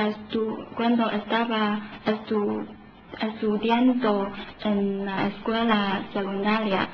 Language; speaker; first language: Spanish; non-native, learner; Chinese